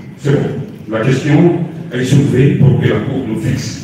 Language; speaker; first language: French; non-native, local second language; Lingala